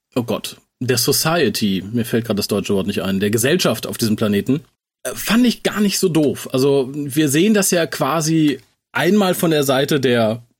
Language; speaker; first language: German; native; German